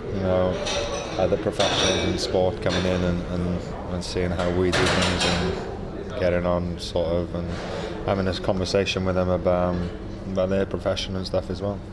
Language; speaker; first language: English; native; English